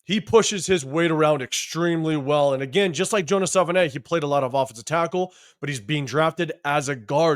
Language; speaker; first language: English; native; English